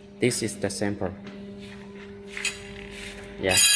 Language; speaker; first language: English; non-native, learner; Chinese